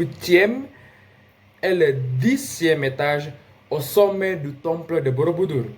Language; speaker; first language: French; non-native, learner; Indonesian